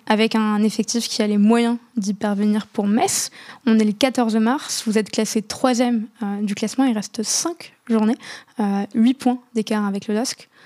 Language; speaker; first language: French; non-native, local second language; Arabic